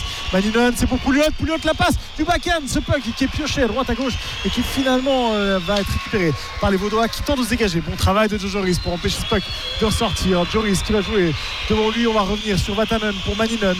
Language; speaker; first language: French; native; French